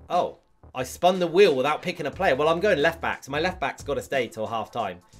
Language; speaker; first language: English; native; English